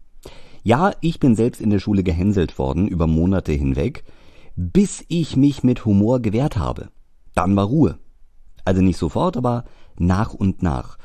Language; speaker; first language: German; native; German